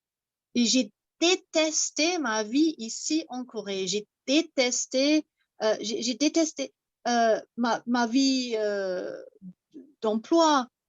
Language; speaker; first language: French; non-native, fluent; German